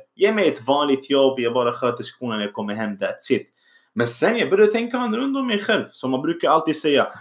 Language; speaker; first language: Swedish; early bilingual, other home language; Arabic